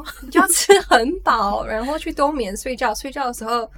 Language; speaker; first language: Chinese; early bilingual, heritage; Chinese